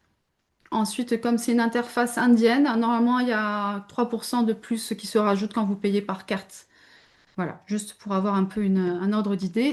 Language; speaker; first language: French; native; French